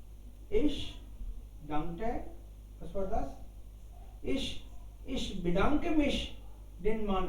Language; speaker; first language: German; non-native, fluent; Hindi